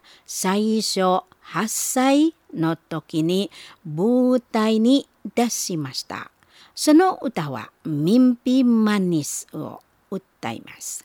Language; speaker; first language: Japanese; non-native, learner; Indonesian